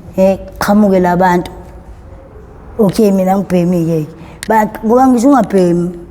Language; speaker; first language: Zulu; native; Zulu